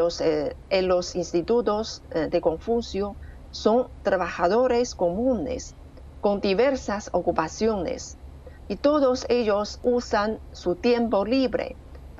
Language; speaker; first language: Spanish; non-native, fluent; Chinese